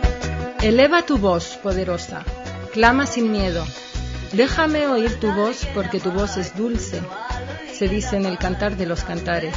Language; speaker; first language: Spanish; native; Spanish